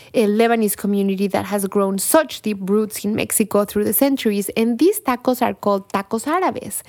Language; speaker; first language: English; non-native, fluent; Spanish